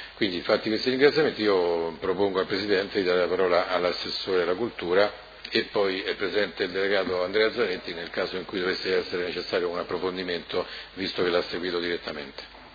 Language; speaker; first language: Italian; native; Italian